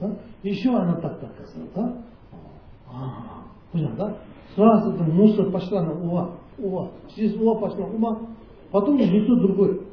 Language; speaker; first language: Russian; non-native, learner; Tibetan